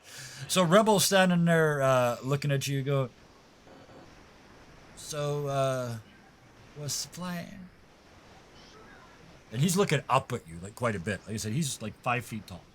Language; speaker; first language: English; native; English